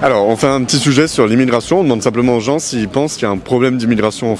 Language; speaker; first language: French; native; French